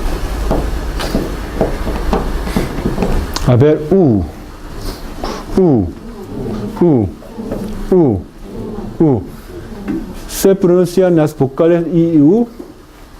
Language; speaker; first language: Spanish; non-native, fluent; Korean